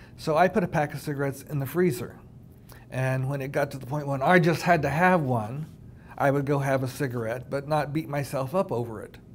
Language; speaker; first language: English; native; English